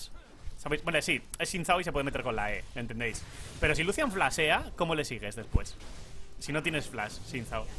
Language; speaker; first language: Spanish; native; Spanish